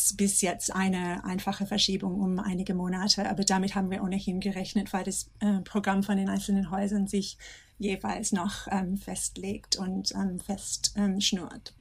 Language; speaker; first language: German; non-native, fluent; English